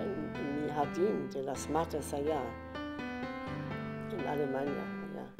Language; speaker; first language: Spanish; non-native, fluent; German